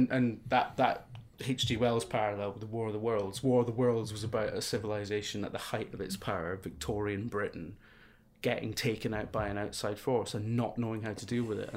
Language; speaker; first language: English; native; English